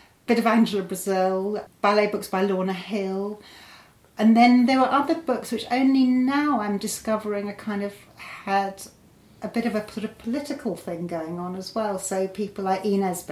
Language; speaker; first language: English; native; English